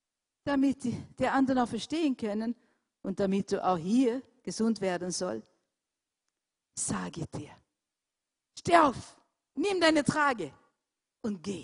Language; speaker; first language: German; non-native, fluent; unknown